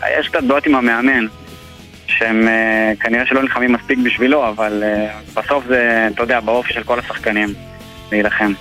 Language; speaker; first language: Hebrew; early bilingual, other home language; Spanish